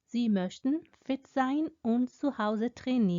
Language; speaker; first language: German; non-native, fluent; Hindi